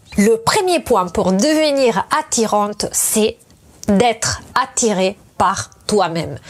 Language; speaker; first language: French; non-native, fluent; Italian